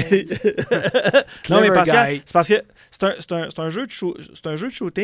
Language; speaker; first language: French; native; French